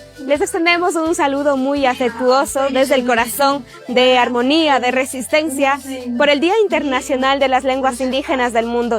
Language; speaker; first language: Spanish; non-native, local second language; Quechua